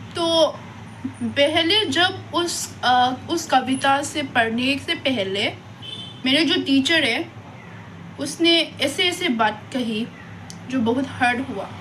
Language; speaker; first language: Hindi; non-native, local second language; Manipuri